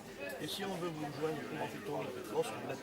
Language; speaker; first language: French; native; French